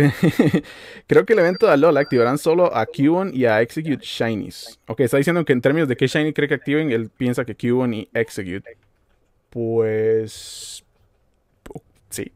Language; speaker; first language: Spanish; native; Spanish